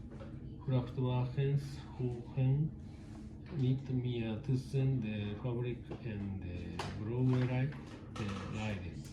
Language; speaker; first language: Dutch; non-native, learner; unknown